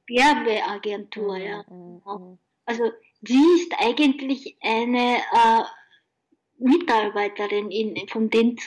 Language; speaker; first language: German; non-native, learner; Japanese